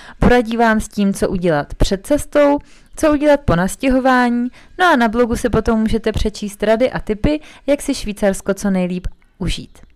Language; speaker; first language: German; non-native, fluent; Czech